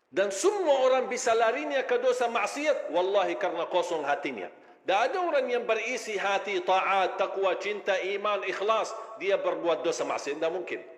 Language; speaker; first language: Malay; non-native, fluent; Arabic